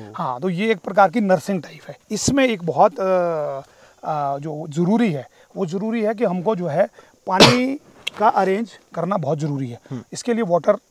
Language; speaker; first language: Hindi; native; Hindi